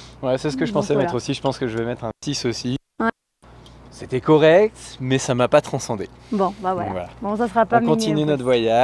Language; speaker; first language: French; native; French